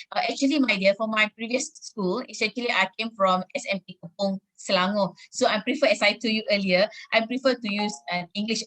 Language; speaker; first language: English; non-native, local second language; Malay